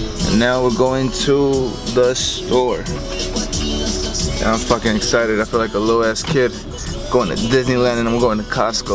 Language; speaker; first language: English; early bilingual, other home language; Spanish